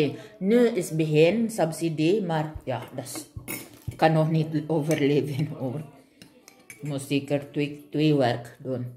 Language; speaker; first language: Dutch; non-native, learner; Filipino